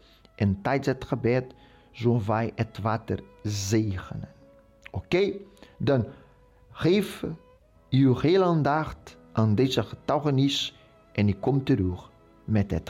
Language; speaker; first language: Dutch; non-native, local second language; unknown